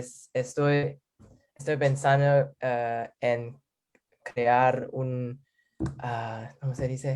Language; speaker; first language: Spanish; non-native, learner; English